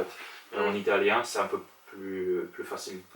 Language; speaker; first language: French; non-native, fluent; Polish